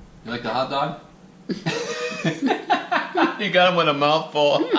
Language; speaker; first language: English; native; English